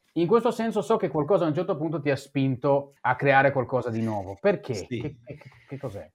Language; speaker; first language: Italian; non-native, fluent; Hebrew